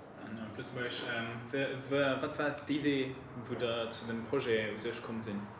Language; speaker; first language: German; non-native, local second language; Luxembourgish